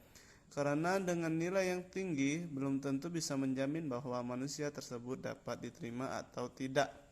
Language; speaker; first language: Indonesian; native; Indonesian